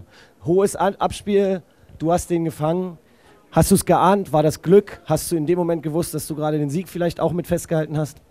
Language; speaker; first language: German; native; German